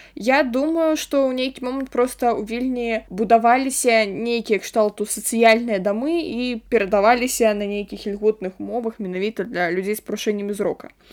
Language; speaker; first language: Belarusian; non-native, local second language; Russian